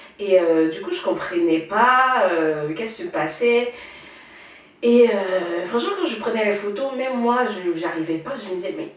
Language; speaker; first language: French; native; French